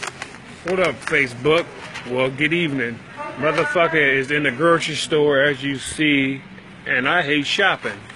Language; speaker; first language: English; native; English